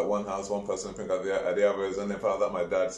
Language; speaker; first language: English; native; English